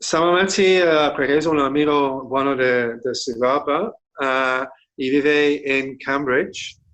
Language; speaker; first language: Spanish; non-native, fluent; English